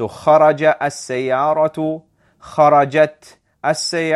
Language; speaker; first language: Arabic; non-native, fluent; English